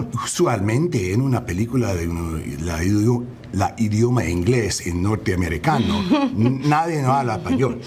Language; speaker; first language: Spanish; non-native, learner; English